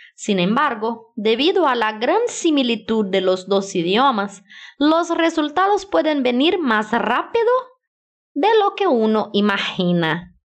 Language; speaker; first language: Spanish; non-native, fluent; Portuguese